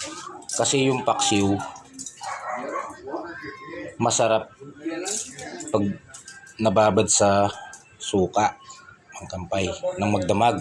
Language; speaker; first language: Filipino; non-native, local second language; Pampanga